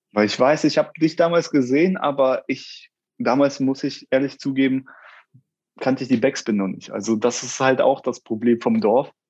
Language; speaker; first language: German; early bilingual, other home language; Russian